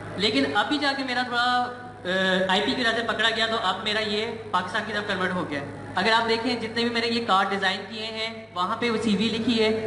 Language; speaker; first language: Urdu; non-native, local second language; Sindhi